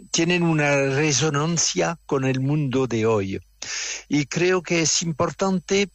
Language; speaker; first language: Spanish; non-native, fluent; French